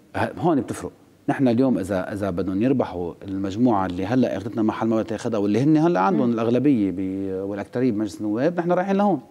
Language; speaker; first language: Arabic; native; Arabic